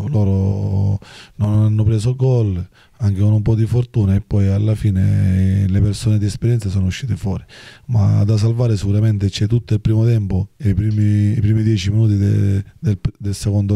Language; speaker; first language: Italian; native; Italian